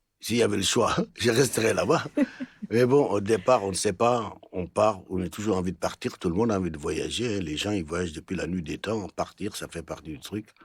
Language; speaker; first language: French; non-native, local second language; Wolof